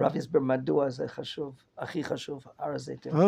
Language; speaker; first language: Hebrew; non-native, fluent; English